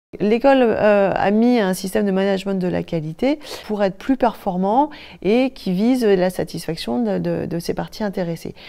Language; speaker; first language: French; native; French